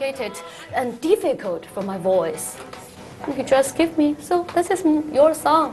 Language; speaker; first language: English; non-native, learner; Chinese